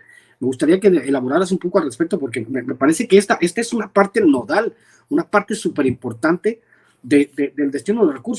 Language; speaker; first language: Spanish; native; Spanish